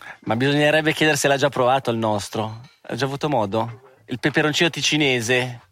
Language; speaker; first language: Italian; native; Italian